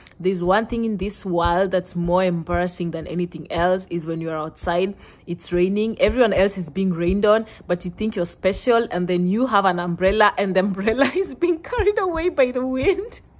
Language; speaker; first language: English; non-native, local second language; Luo (Kenya and Tanzania)